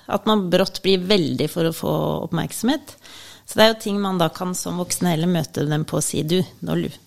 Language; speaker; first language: Norwegian; native; Norwegian